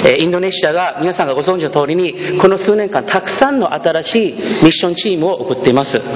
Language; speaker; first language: Japanese; early bilingual, heritage; Japanese